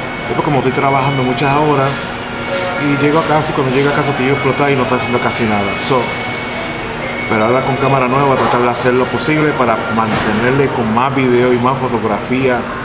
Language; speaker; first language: Spanish; early bilingual, heritage; Spanish